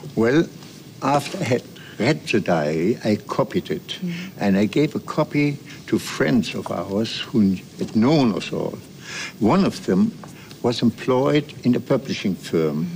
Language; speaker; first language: English; non-native, fluent; German